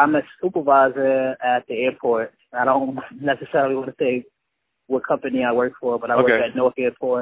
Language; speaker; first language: English; native; English